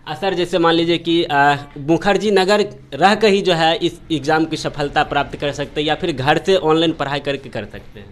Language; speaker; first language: Hindi; native; Hindi